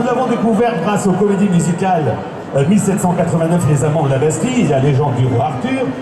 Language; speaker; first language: French; native; French